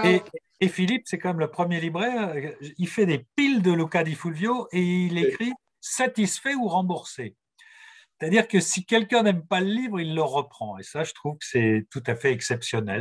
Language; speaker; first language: French; native; French